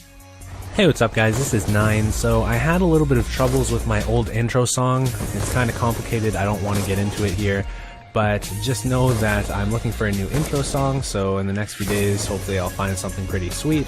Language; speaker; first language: English; native; English